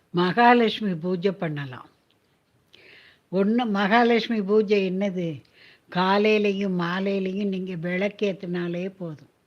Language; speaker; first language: Tamil; native; Tamil